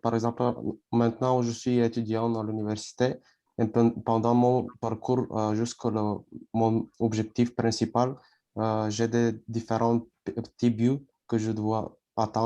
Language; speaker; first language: French; non-native, learner; Bulgarian